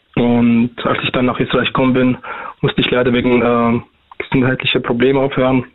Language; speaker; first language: German; non-native, fluent; Arabic